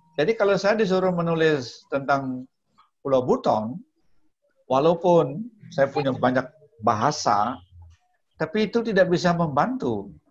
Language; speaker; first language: Indonesian; non-native, local second language; Balinese